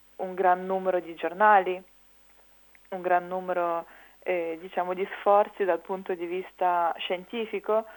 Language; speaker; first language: Italian; non-native, fluent; Ukrainian